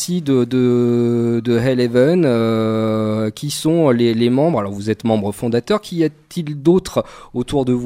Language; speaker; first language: French; native; French